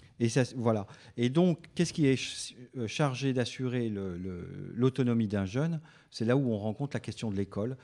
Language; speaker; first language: French; native; French